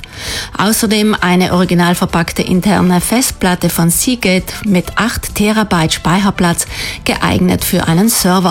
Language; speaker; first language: German; native; German